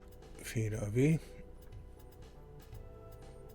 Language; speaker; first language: German; native; German